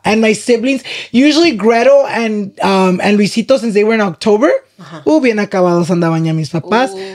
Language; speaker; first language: English; early bilingual, other home language; Spanish